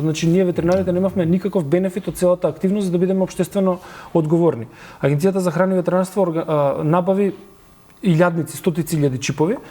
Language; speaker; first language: Macedonian; native; Macedonian